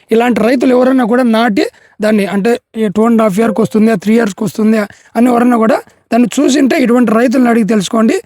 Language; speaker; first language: Telugu; native; Telugu